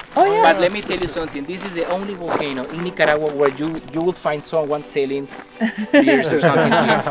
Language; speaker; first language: English; non-native, fluent; Spanish